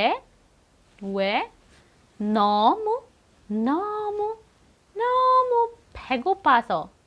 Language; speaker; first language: Korean; non-native, fluent; Filipino